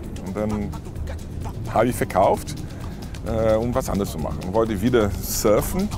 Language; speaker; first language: German; non-native, fluent; Portuguese